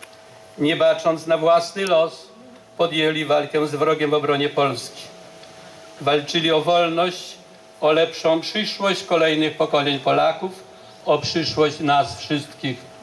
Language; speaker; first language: Polish; native; Polish